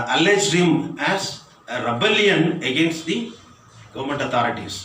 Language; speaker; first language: English; non-native, local second language; Tamil